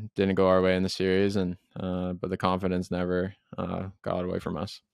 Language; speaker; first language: English; native; English